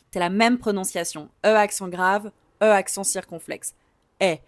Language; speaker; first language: French; native; French